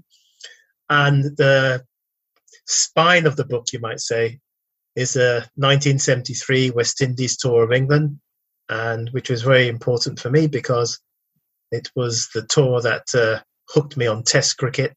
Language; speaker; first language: English; native; English